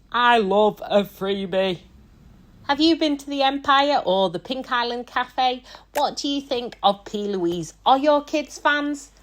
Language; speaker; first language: English; native; English